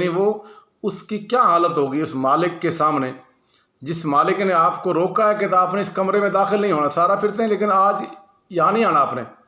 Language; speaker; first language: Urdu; non-native, local second language; Punjabi